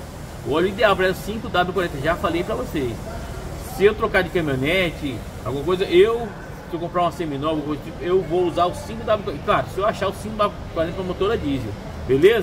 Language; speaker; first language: Portuguese; native; Portuguese